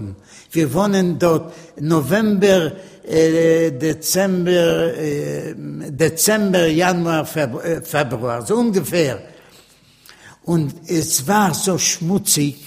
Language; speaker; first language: German; non-native, learner; Yiddish